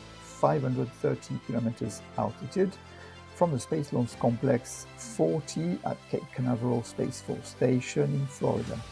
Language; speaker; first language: English; non-native, fluent; French